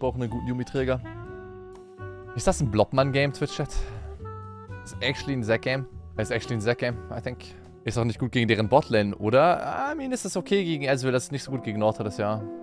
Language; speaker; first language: German; native; German